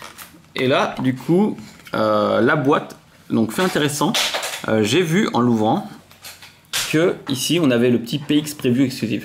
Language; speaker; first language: French; native; French